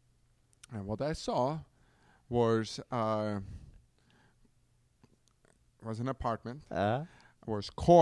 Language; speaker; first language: English; non-native, fluent; German